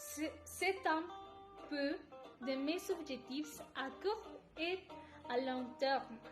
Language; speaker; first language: French; non-native, learner; Spanish